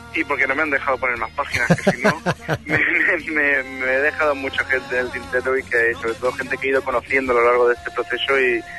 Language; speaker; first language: Spanish; native; Spanish